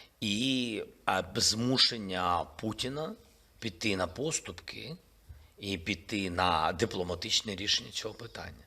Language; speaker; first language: Ukrainian; non-native, local second language; Russian